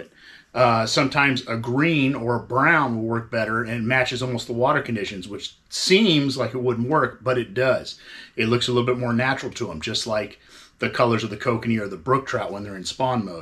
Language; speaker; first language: English; native; English